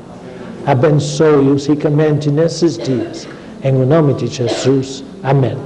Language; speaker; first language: Portuguese; non-native, fluent; English